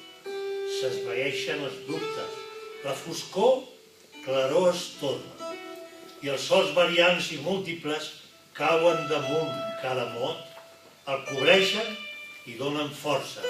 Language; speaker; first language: Catalan; native; Catalan